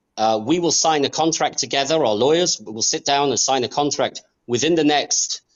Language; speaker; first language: English; native; English